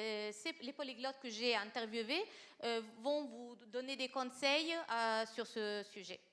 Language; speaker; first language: French; non-native, fluent; Italian